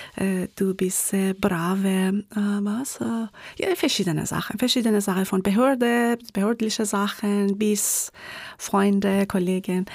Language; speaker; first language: German; non-native, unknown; Persian